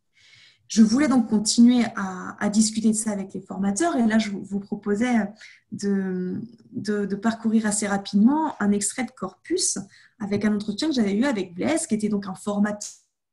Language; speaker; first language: French; native; French